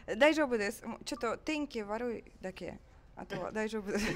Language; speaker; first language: Japanese; non-native, learner; Russian